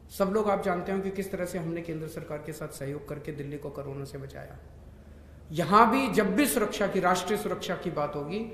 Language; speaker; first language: Hindi; native; Hindi